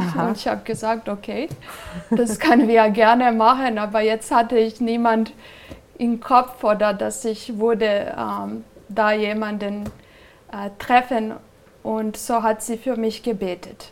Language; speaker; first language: German; non-native, fluent; Serbian